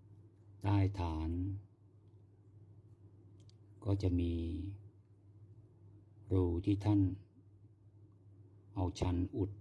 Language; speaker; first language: Thai; native; Thai